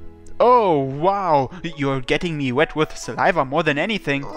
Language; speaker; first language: English; native; English